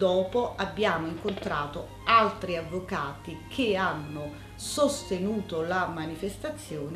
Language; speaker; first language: Italian; native; Italian